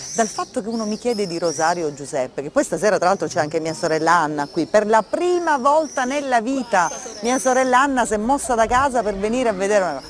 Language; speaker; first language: Italian; native; Italian